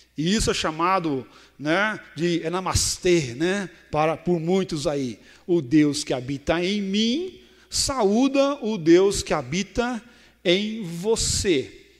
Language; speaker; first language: Portuguese; native; Portuguese